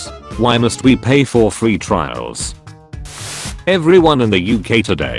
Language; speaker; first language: English; native; English